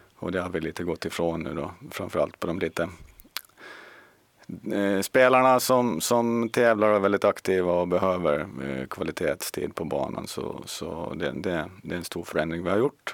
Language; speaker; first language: Swedish; native; Swedish